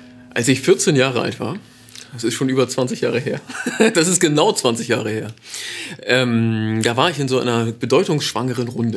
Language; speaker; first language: German; native; German